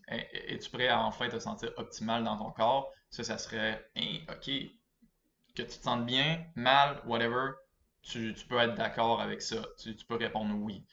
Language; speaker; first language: French; native; French